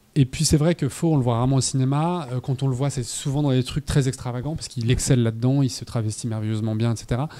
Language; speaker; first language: French; native; French